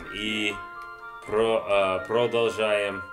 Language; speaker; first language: Russian; non-native, learner; English